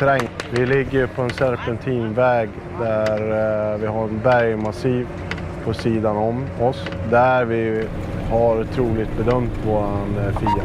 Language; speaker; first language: Swedish; native; Swedish